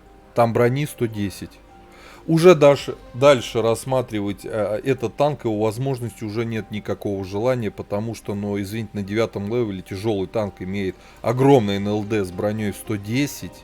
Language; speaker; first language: Russian; native; Russian